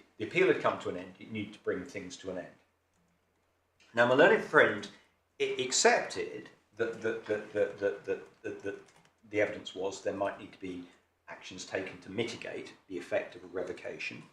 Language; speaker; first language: English; native; English